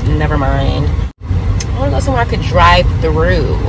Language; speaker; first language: English; native; English